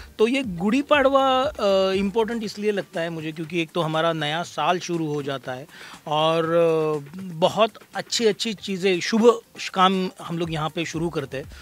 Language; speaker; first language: Hindi; non-native, local second language; Marathi